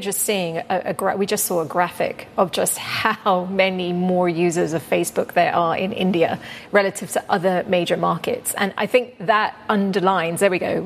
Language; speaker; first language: English; native; English